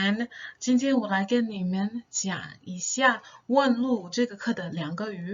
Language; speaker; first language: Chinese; non-native, fluent; English